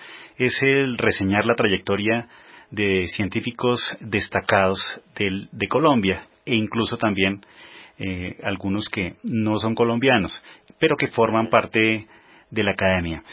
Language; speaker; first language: Spanish; native; Spanish